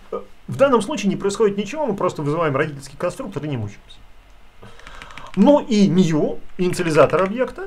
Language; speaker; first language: Russian; native; Russian